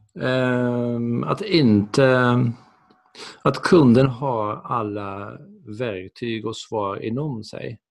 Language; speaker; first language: Swedish; non-native, fluent; Dutch